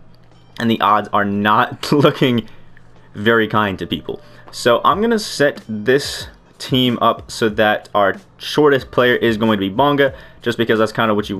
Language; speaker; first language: English; native; English